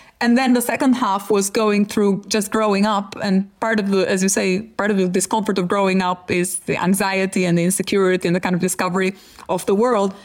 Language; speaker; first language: English; non-native, fluent; Albanian